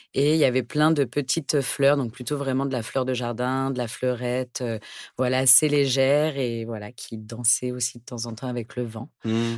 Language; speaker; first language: French; native; French